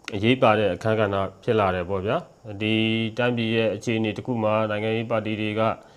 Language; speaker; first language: Burmese; native; Burmese